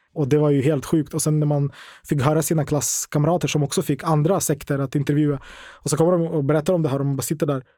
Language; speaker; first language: Swedish; non-native, fluent; Ukrainian